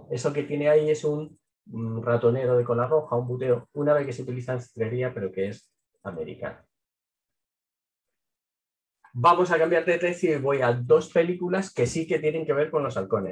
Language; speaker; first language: Spanish; native; Spanish